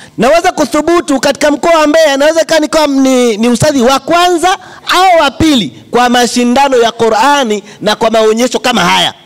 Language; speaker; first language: Swahili; native; Swahili